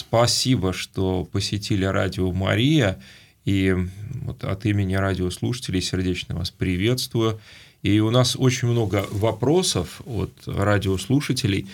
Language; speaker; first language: Russian; native; Russian